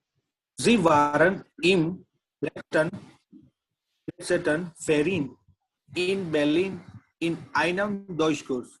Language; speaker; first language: German; non-native, learner; Gujarati